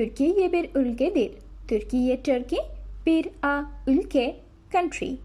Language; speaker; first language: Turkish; non-native, fluent; Bangla